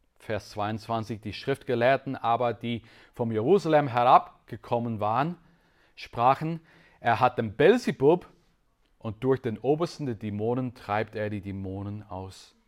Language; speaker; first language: German; non-native, fluent; English